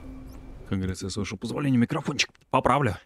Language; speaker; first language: Russian; native; Russian